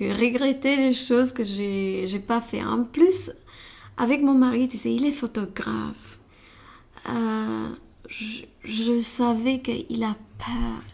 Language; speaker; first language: French; non-native, learner; Romanian